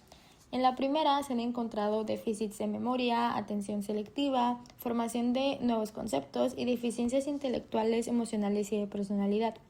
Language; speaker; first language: Spanish; native; Spanish